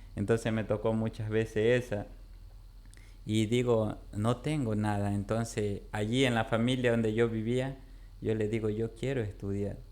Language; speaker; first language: Spanish; native; Spanish